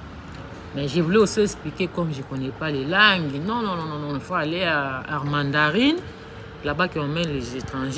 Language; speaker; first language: French; non-native, learner; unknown